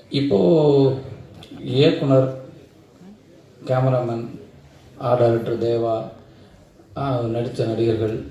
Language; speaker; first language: Tamil; native; Tamil